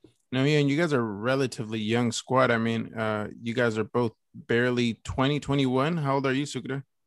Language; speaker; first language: English; early bilingual, other home language; Spanish